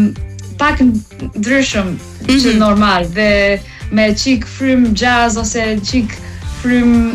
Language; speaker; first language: Albanian; non-native, learner; English